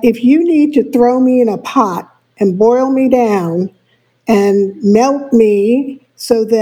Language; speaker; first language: English; native; English